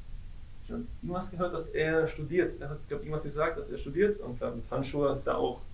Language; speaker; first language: German; non-native, fluent; Norwegian